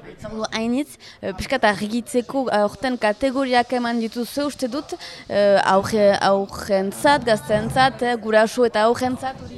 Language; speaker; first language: Basque; native; Basque